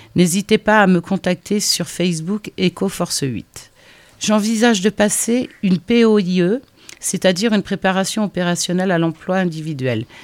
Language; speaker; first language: French; native; French